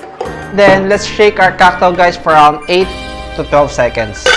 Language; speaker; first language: English; non-native, local second language; Filipino